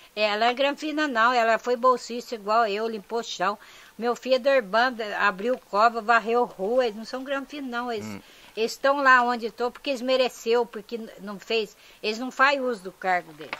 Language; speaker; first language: Portuguese; native; Portuguese